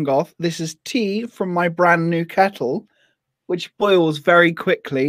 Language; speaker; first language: English; native; English